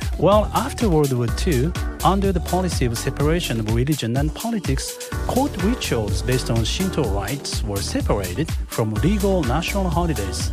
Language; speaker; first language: English; non-native, fluent; Japanese